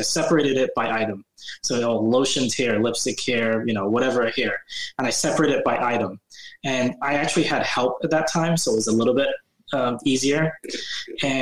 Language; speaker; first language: English; native; English